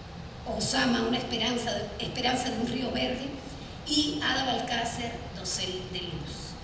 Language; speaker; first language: Spanish; native; Spanish